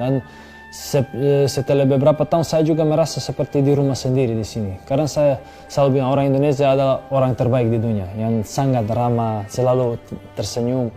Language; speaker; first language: Indonesian; non-native, fluent; Serbian